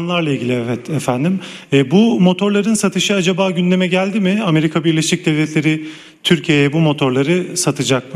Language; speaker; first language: Turkish; native; Turkish